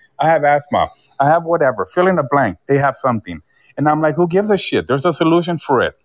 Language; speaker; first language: English; early bilingual, other home language; Spanish